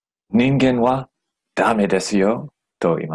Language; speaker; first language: Japanese; non-native, learner; English